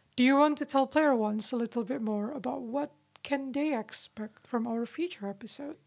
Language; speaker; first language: English; non-native, fluent; Indonesian